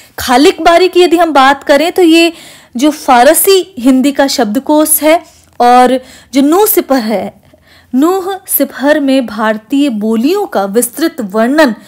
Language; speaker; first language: Hindi; native; Hindi